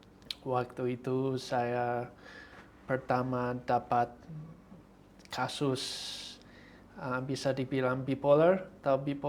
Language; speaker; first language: Indonesian; non-native, fluent; English